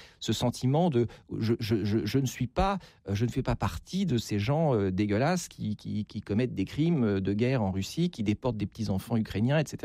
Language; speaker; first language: French; native; French